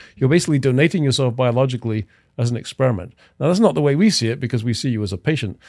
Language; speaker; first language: English; native; English